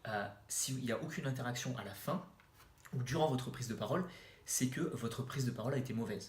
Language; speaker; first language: French; native; French